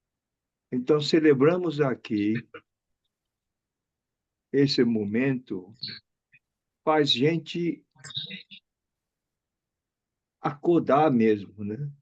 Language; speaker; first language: Portuguese; non-native, fluent; Chinese